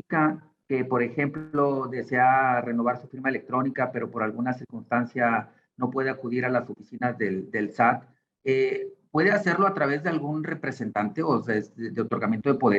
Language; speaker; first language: Spanish; native; Spanish